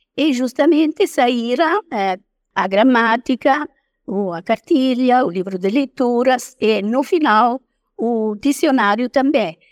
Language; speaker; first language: Portuguese; non-native, fluent; Italian